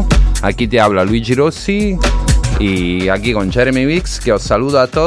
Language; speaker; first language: Spanish; non-native, fluent; Italian